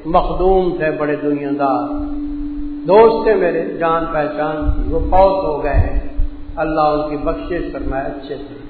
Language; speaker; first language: Urdu; non-native, local second language; Punjabi